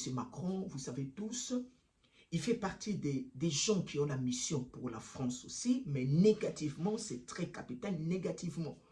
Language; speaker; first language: French; early bilingual, other home language; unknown